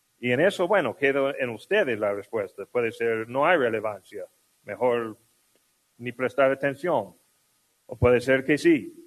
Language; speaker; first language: Spanish; non-native, fluent; English